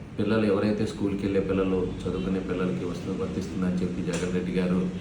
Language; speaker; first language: Telugu; native; Telugu